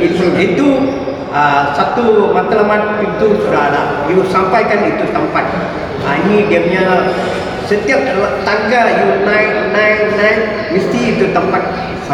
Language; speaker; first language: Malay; non-native, local second language; Tamil